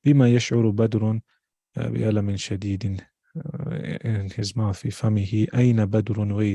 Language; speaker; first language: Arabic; non-native, fluent; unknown